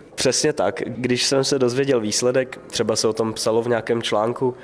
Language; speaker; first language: Czech; native; Czech